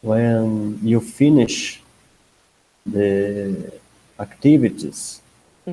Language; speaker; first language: English; non-native, learner; Portuguese